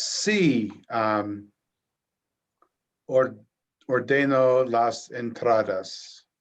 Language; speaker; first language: Spanish; non-native, learner; English